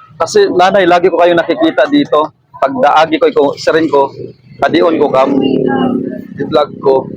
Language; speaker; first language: Filipino; native; Filipino